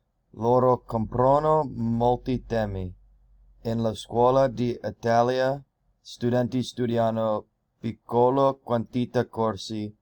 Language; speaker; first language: Italian; non-native, learner; English